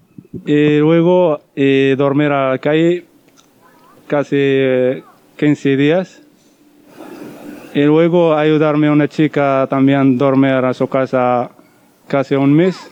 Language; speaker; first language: Spanish; non-native, learner; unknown